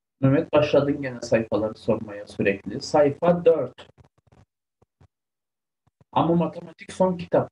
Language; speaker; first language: Turkish; native; Turkish